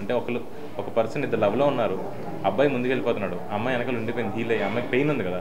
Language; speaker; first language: Telugu; native; Telugu